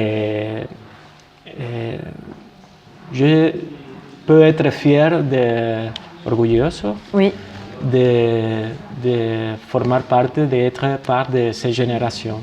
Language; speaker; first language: French; non-native, fluent; Spanish